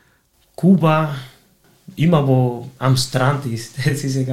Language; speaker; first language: German; non-native, fluent; Spanish